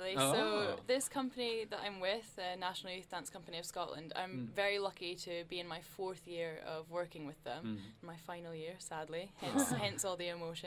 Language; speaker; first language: English; native; English